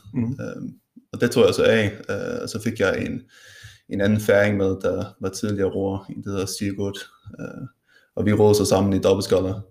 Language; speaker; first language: Danish; non-native, local second language; Faroese